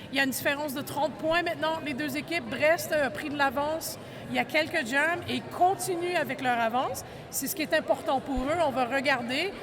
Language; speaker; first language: French; non-native, fluent; English